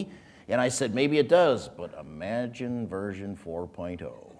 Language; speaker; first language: English; native; English